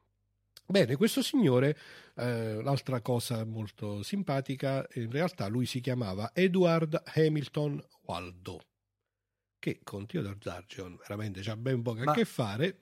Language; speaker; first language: Italian; native; Italian